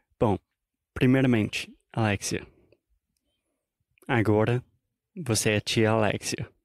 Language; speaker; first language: Portuguese; non-native, fluent; English